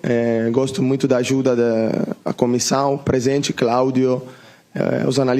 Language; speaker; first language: Portuguese; non-native, learner; Italian